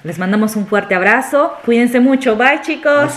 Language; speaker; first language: Spanish; native; Spanish